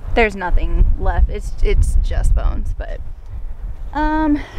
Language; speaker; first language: English; native; English